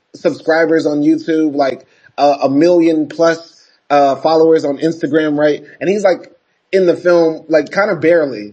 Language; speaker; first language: English; native; English